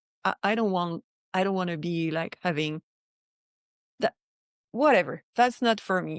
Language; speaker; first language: English; non-native, fluent; French